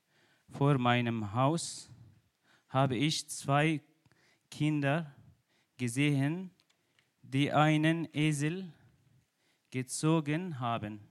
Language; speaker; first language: German; non-native, learner; Kurdish